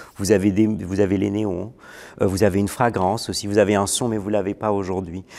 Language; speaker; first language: French; non-native, local second language; Malagasy